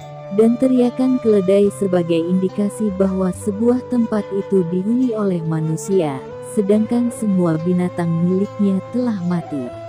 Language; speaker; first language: Indonesian; native; Indonesian